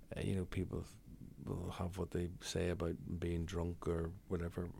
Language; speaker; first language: English; native; English